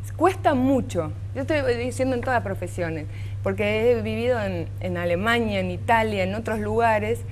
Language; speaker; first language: Spanish; non-native, local second language; German